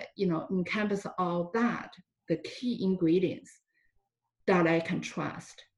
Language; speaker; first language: English; non-native, fluent; Chinese